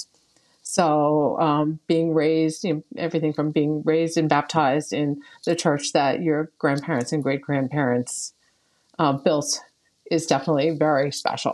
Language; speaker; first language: English; native; English